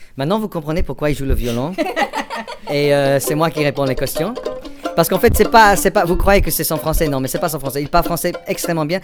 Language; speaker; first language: French; non-native, fluent; English